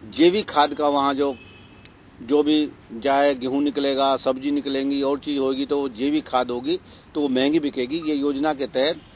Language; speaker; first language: Hindi; native; Hindi